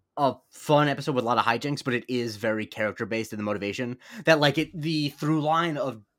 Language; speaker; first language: English; native; English